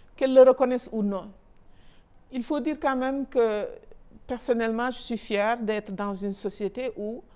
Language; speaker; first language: French; non-native, local second language; Wolof